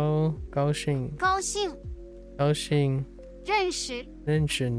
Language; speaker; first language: Chinese; non-native, learner; English